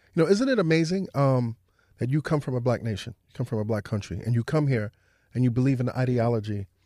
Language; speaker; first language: English; early bilingual, other home language; Haitian Creole